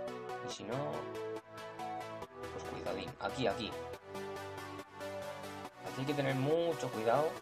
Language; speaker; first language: Spanish; native; Spanish